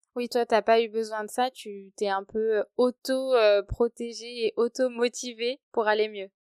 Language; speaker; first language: French; native; French